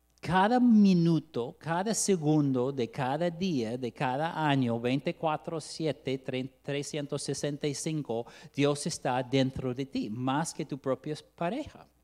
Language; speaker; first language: Spanish; non-native, fluent; English